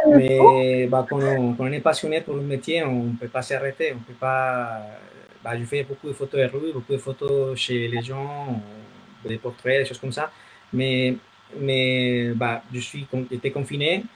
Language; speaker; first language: French; non-native, fluent; Spanish